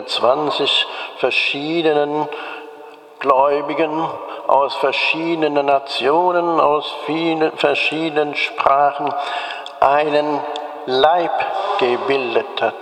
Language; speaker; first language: German; native; German